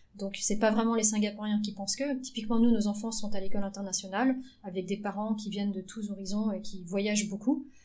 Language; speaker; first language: French; early bilingual, other home language; Vietnamese